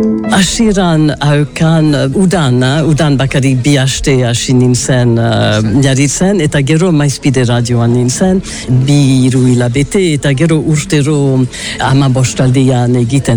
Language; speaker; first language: Basque; non-native, learner; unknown